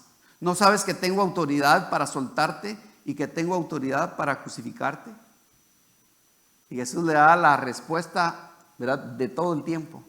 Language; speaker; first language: Spanish; native; Spanish